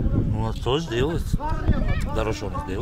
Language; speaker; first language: Russian; non-native, learner; Uzbek